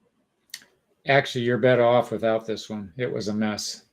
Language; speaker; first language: English; native; English